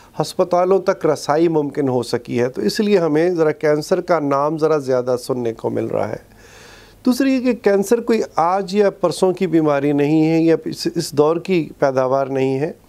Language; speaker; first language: Urdu; non-native, local second language; Pashto